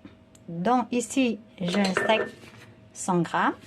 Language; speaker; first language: French; non-native, fluent; Vietnamese